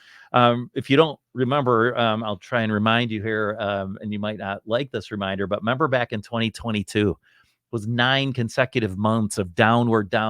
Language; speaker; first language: English; native; English